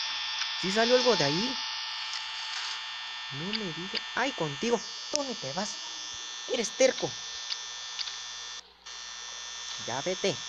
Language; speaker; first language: Spanish; native; Spanish